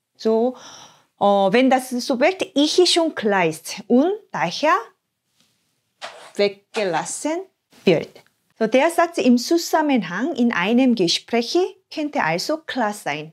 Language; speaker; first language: German; non-native, fluent; Korean